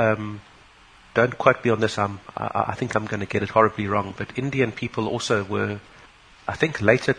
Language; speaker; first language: English; native; English